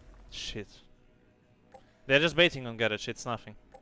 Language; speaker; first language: English; non-native, fluent; Russian